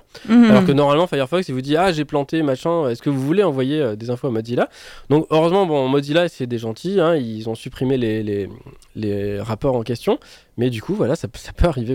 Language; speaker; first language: French; native; French